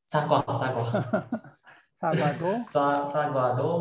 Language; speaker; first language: Korean; non-native, learner; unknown